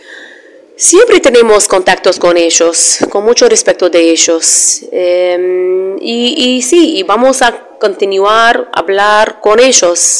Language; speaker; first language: Spanish; non-native, fluent; Arabic